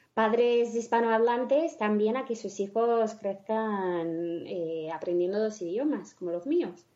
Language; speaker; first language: Spanish; non-native, fluent; English